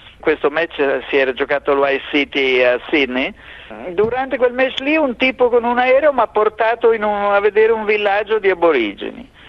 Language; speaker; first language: Italian; native; Italian